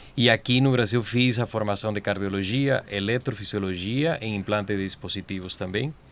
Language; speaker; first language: Portuguese; non-native, fluent; Spanish